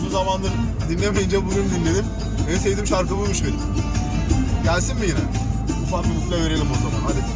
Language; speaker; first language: Turkish; native; Turkish